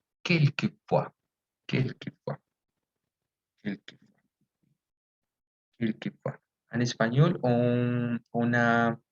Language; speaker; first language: French; non-native, fluent; Spanish